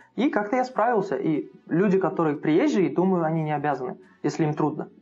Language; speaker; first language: Russian; non-native, local second language; Uzbek